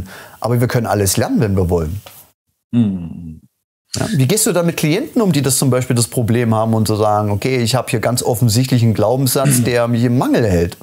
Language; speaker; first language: German; native; German